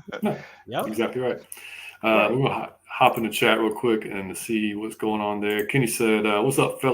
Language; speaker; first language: English; native; English